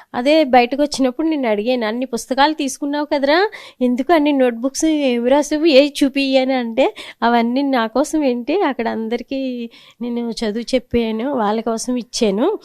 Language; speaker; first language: Telugu; native; Telugu